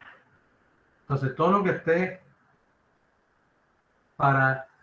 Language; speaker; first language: Spanish; native; Spanish